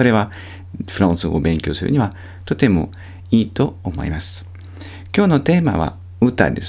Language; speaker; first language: Japanese; non-native, fluent; French